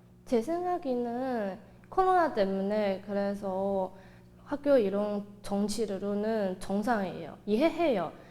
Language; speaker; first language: Korean; non-native, learner; Chinese